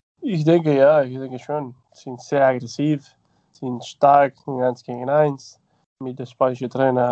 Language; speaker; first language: German; non-native, fluent; Spanish